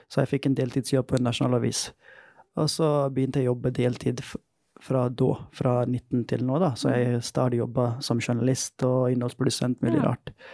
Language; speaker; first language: Norwegian; non-native, fluent; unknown